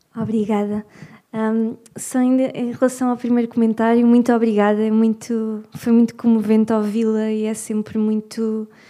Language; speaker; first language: Portuguese; native; Portuguese